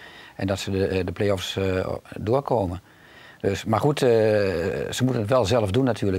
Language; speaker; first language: Dutch; native; Dutch